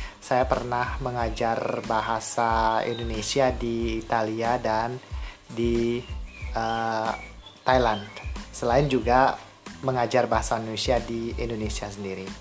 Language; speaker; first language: Indonesian; non-native, local second language; Balinese